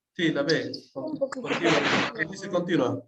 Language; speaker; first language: Spanish; native; Spanish